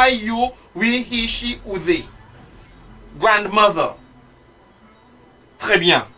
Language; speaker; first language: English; non-native, fluent; French